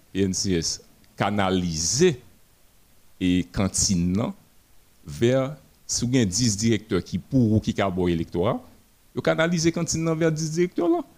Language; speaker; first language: French; non-native, local second language; Haitian Creole